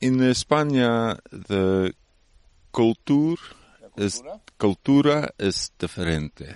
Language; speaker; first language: Spanish; non-native, learner; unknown